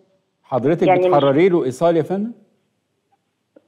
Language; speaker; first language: Arabic; native; Arabic